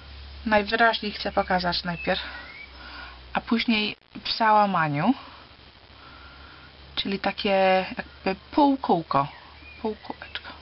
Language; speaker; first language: Polish; early bilingual, heritage; Polish